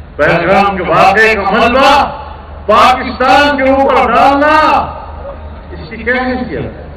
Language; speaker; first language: Urdu; non-native, local second language; Pashto